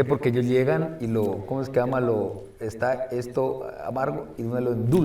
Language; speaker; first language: Spanish; native; Spanish